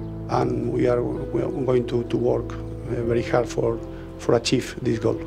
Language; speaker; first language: English; non-native, learner; Spanish